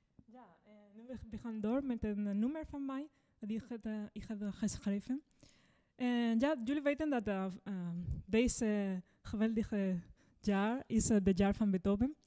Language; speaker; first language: Dutch; non-native, fluent; Spanish